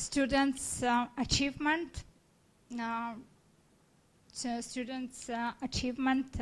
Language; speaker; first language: English; non-native, learner; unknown